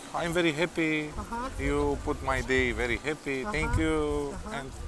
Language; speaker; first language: English; non-native, learner; Romanian